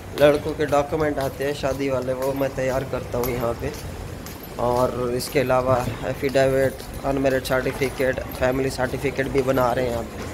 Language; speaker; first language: Urdu; non-native, local second language; Saraiki